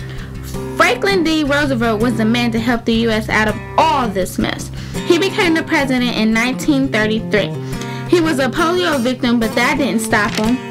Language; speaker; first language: English; native; English